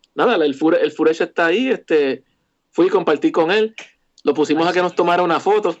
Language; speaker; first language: Spanish; native; Spanish